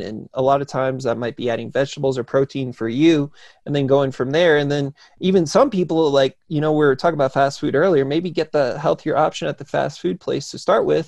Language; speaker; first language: English; native; English